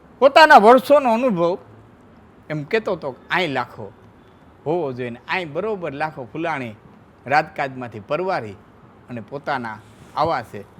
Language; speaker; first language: Gujarati; non-native, local second language; Kachhi